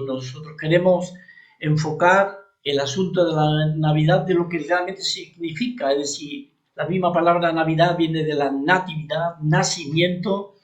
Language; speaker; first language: Spanish; native; Spanish